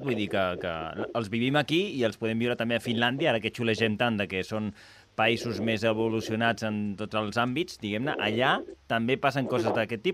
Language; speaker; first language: Catalan; native; Catalan